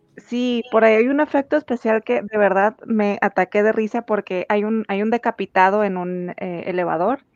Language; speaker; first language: Spanish; native; Spanish